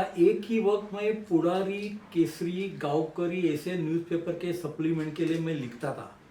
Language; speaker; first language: Hindi; non-native, local second language; Marathi